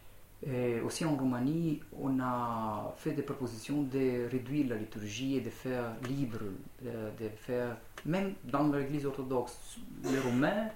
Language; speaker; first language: French; non-native, fluent; Romanian